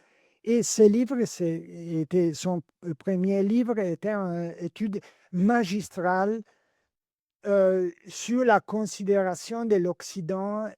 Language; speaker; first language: French; non-native, learner; Italian